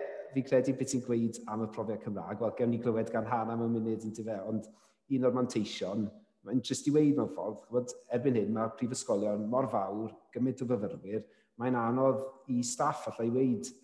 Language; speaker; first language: Welsh; native; Welsh